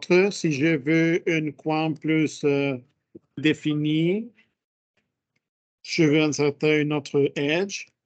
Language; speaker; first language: French; non-native, fluent; Spanish